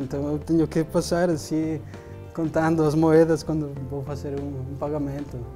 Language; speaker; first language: Portuguese; non-native, fluent; Spanish